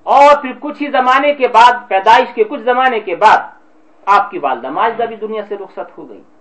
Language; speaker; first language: Urdu; native; Urdu